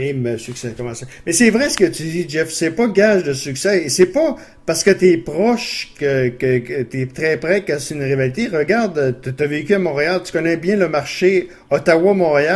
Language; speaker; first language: French; native; French